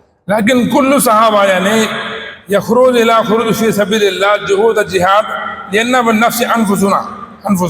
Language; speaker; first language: Arabic; non-native, learner; Indonesian